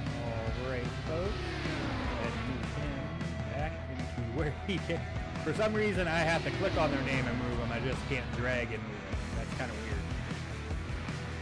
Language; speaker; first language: English; native; English